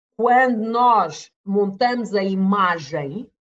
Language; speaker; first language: Portuguese; early bilingual, other home language; English